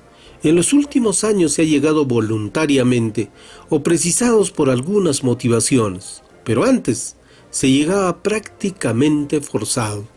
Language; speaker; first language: Spanish; native; Spanish